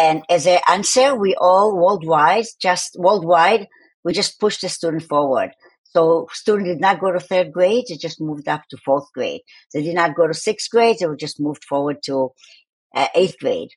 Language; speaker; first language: English; non-native, fluent; Hebrew